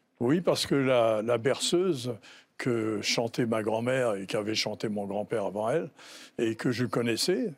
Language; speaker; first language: French; native; French